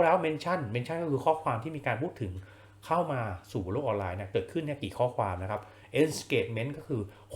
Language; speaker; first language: Thai; native; Thai